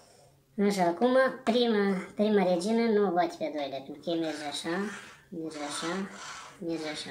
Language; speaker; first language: Romanian; non-native, learner; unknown